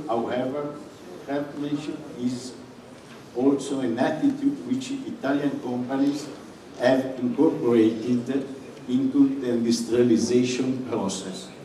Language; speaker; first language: English; non-native, fluent; Italian